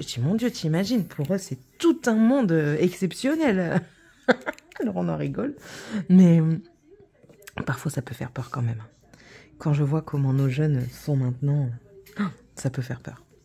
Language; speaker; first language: French; native; French